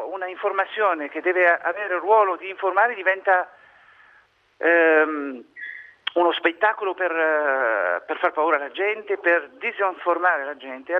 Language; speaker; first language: Italian; non-native, fluent; Arabic